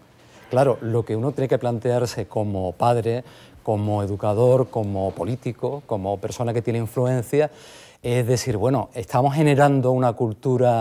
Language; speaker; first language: Spanish; native; Spanish